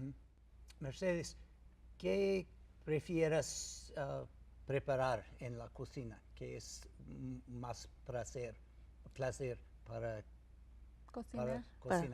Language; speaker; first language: Spanish; non-native, learner; English